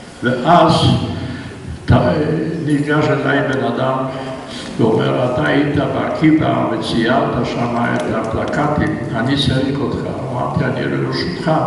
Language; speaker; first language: Hebrew; non-native, fluent; Polish